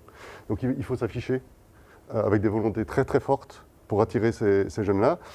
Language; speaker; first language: French; native; French